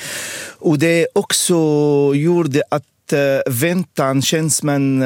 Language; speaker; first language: Swedish; non-native, fluent; Arabic